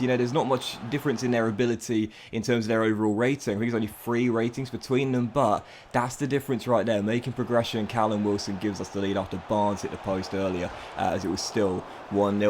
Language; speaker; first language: English; native; English